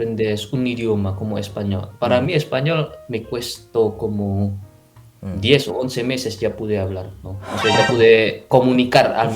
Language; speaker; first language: Spanish; non-native, fluent; Indonesian